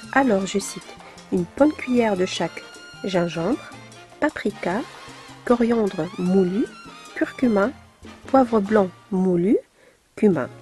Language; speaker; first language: French; non-native, local second language; Arabic